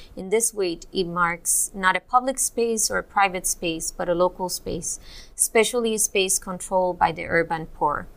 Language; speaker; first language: English; non-native, fluent; Spanish